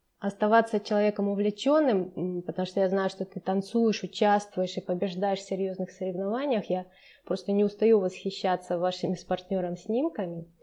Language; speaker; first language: Russian; native; Russian